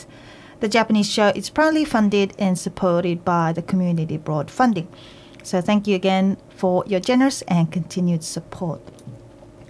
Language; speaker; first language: English; non-native, fluent; Japanese